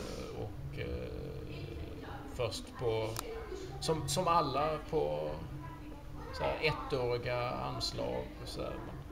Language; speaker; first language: Swedish; native; Swedish